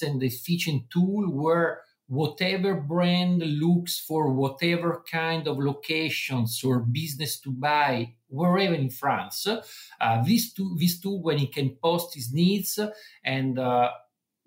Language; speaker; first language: English; non-native, fluent; Italian